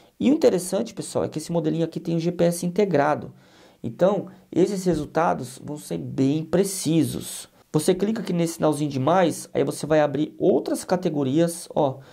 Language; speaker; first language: Portuguese; native; Portuguese